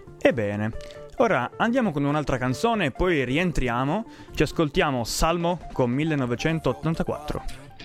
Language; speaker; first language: Italian; native; Italian